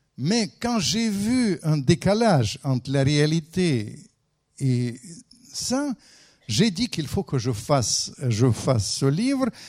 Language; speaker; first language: French; non-native, fluent; Russian